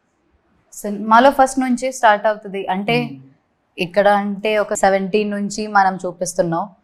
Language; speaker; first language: Telugu; non-native, learner; Malayalam